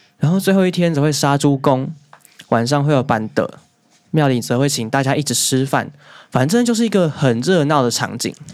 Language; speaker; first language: Chinese; native; Chinese